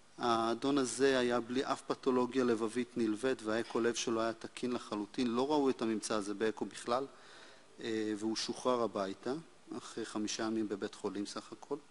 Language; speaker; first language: Hebrew; native; Hebrew